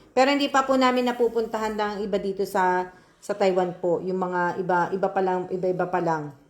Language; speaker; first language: Filipino; native; Filipino